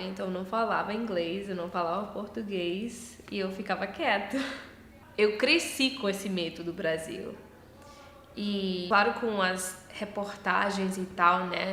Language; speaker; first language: Portuguese; early bilingual, heritage; English